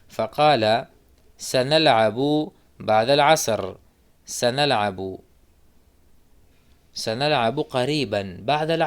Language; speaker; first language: Arabic; non-native, fluent; Urdu